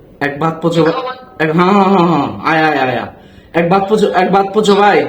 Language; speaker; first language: Hindi; non-native, learner; Bangla